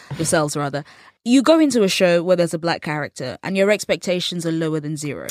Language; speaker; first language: English; native; English